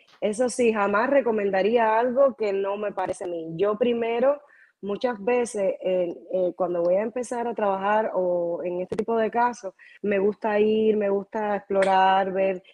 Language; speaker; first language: Spanish; native; Spanish